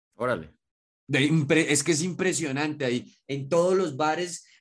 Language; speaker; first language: Spanish; native; Spanish